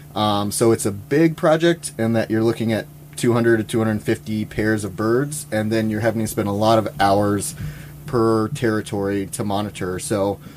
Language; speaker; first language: English; native; English